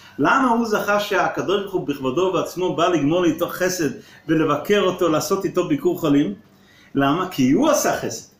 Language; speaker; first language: Hebrew; non-native, local second language; Yiddish